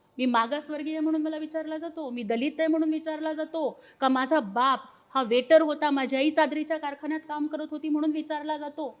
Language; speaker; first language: Marathi; non-native, local second language; Telugu